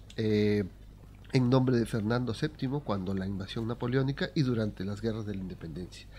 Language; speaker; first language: Spanish; native; Spanish